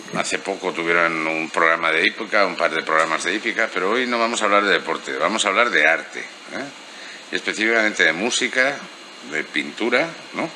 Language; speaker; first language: Spanish; native; Spanish